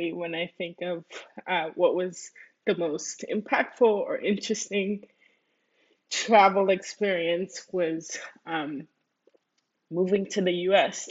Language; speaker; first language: English; early bilingual, other home language; Spanish